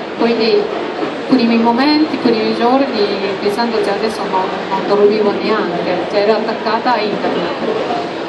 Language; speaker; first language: Italian; non-native, fluent; Japanese